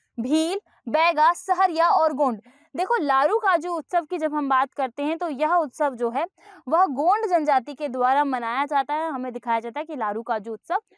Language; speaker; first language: Hindi; native; Hindi